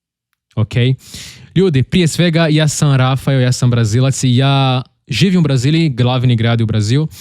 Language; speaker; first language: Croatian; non-native, learner; Portuguese